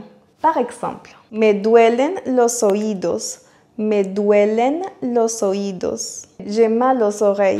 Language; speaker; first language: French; non-native, fluent; Spanish